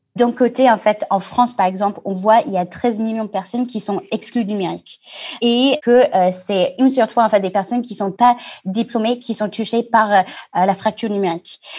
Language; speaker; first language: French; non-native, fluent; Chinese